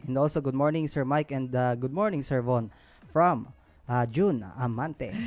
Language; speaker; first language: English; non-native, local second language; Filipino